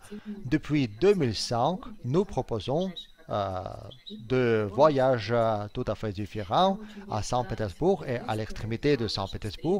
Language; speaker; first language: French; non-native, fluent; Russian